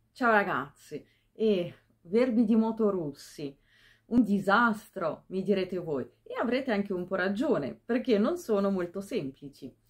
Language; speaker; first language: Italian; non-native, fluent; Russian